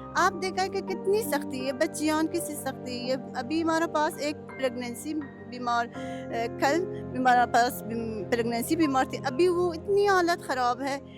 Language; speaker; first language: Urdu; non-native, learner; Persian